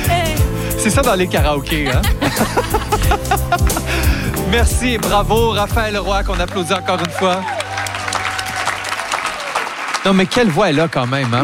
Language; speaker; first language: French; native; French